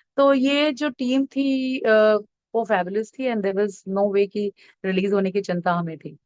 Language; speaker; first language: Hindi; non-native, local second language; Bhojpuri